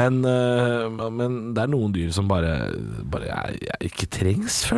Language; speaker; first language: Norwegian; native; Norwegian